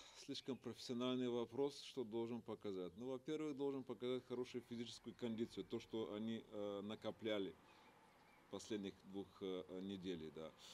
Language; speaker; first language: Russian; non-native, fluent; Bulgarian